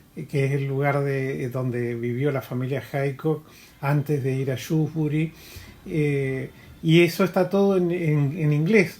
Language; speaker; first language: Spanish; native; Spanish